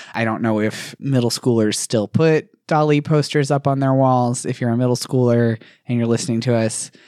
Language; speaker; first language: English; native; English